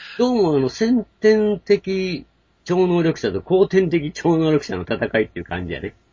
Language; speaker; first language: Japanese; native; Japanese